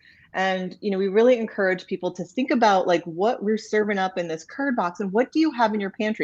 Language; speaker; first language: English; native; English